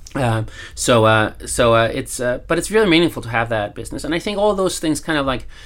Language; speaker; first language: English; non-native, fluent; Danish